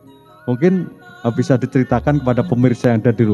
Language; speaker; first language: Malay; non-native, local second language; Javanese